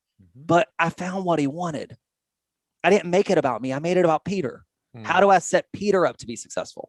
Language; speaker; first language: English; native; English